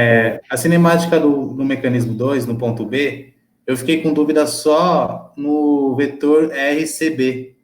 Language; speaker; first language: Portuguese; native; Portuguese